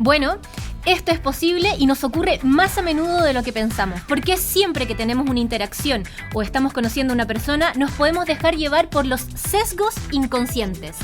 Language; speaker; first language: Spanish; native; Spanish